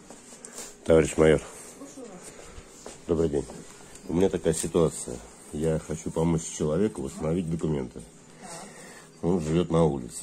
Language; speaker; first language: Russian; native; Russian